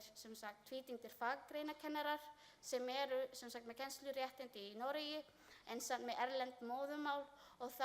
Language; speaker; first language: Icelandic; non-native, learner; Filipino